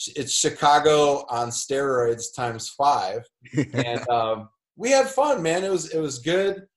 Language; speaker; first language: English; native; English